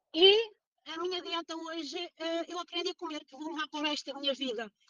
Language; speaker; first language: Portuguese; native; Portuguese